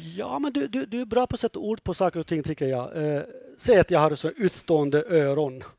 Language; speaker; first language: Swedish; non-native, fluent; Kurdish